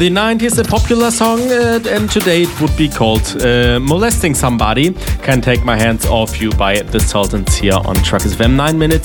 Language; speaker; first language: English; non-native, fluent; German